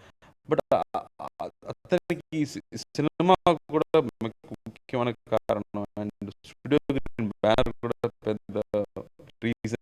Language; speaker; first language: Telugu; non-native, learner; Tamil